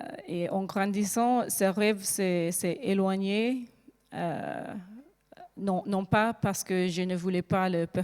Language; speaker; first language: French; non-native, learner; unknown